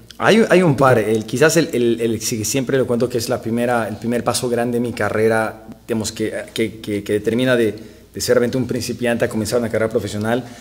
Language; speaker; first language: Spanish; native; Spanish